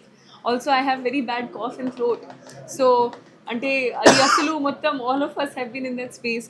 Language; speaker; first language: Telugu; non-native, learner; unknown